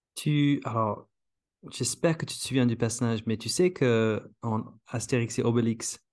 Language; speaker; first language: French; non-native, fluent; English